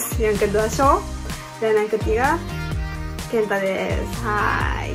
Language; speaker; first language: Indonesian; non-native, fluent; Japanese